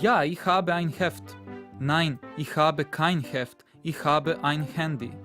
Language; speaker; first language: German; non-native, fluent; Serbian